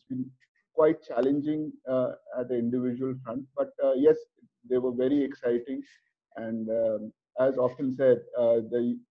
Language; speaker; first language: English; non-native, local second language; Hindi